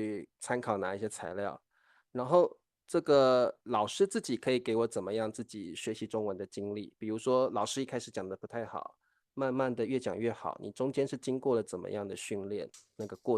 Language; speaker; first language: Chinese; native; Chinese